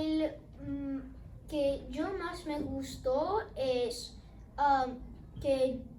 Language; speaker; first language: Spanish; non-native, learner; English